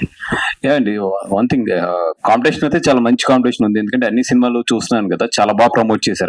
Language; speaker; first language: Telugu; native; Telugu